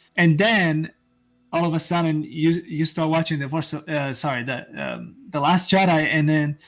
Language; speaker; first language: English; non-native, fluent; Italian